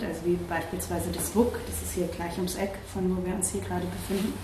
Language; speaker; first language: German; native; German